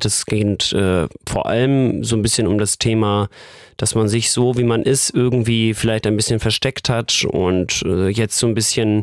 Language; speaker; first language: German; native; German